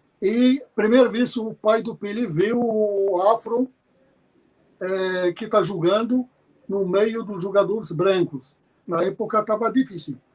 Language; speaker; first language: Portuguese; non-native, fluent; Arabic